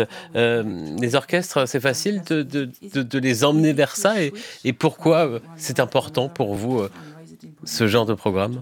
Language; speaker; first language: French; native; French